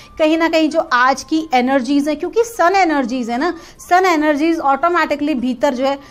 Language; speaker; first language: Hindi; native; Hindi